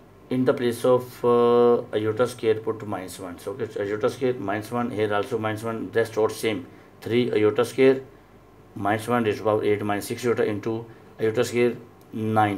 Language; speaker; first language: English; non-native, local second language; Urdu